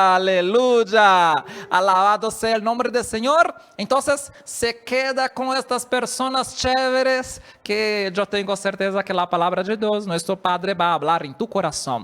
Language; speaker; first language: Spanish; non-native, learner; Portuguese